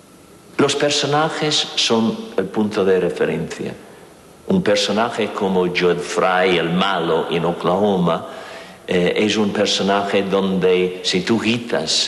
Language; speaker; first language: Spanish; native; Spanish